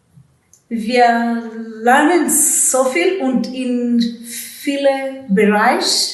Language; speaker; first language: German; non-native, learner; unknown